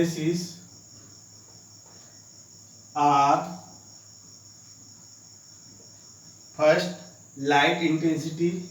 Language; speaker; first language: English; non-native, local second language; Hindi